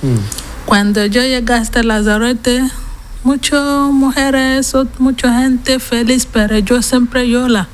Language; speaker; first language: Spanish; non-native, learner; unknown